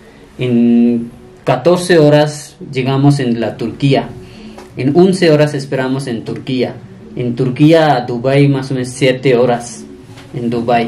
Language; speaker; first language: Spanish; non-native, learner; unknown